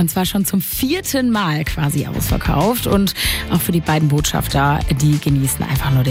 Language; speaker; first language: German; native; German